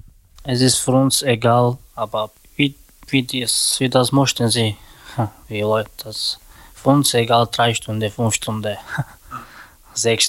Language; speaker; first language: German; non-native, learner; Slovak